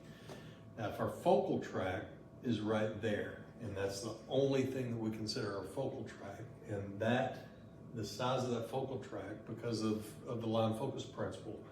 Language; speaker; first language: English; native; English